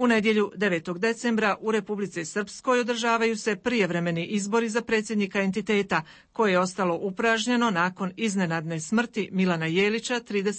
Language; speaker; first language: Croatian; native; Croatian